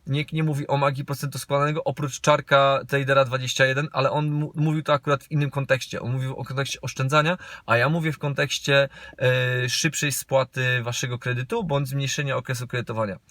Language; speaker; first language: Polish; native; Polish